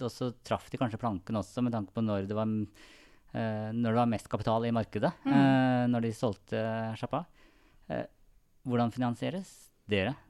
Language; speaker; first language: Norwegian; native; Norwegian